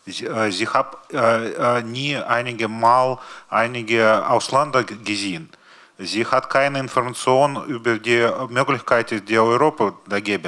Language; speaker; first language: German; non-native, learner; Russian